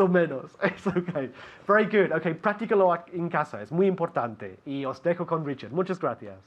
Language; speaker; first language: Spanish; non-native, fluent; English